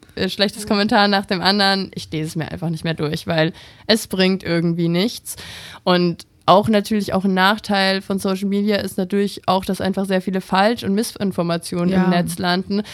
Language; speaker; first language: German; native; German